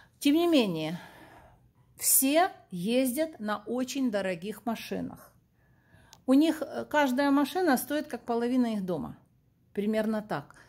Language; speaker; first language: Russian; native; Russian